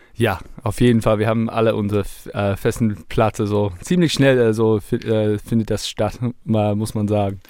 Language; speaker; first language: German; non-native, fluent; English